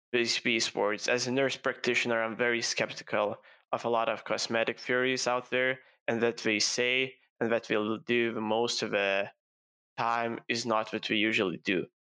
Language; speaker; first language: English; non-native, fluent; Lithuanian